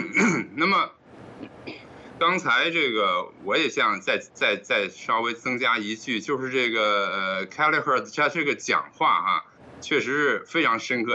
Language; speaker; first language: Chinese; native; Chinese